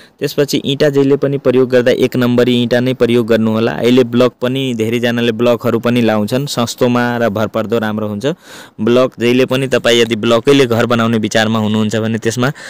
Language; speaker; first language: Nepali; native; Nepali